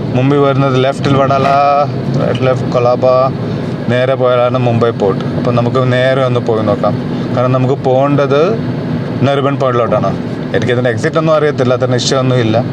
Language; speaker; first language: Malayalam; early bilingual, heritage; Malayalam